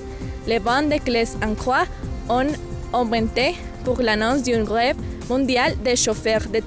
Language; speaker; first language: French; non-native, learner; Spanish